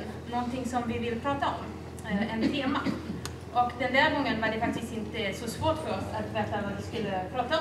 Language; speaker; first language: Swedish; non-native, fluent; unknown